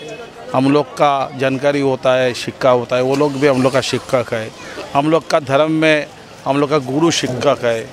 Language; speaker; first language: Hindi; non-native, local second language; Bangla